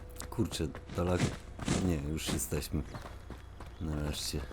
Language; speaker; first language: Polish; native; Polish